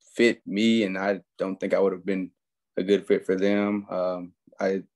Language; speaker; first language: English; native; English